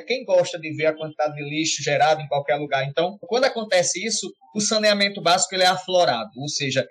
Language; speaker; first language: Portuguese; native; Portuguese